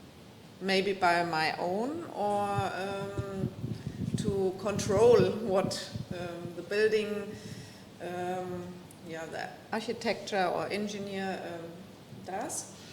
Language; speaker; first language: English; non-native, fluent; German